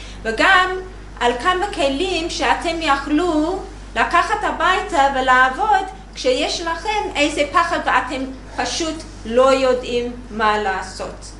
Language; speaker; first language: Hebrew; non-native, learner; English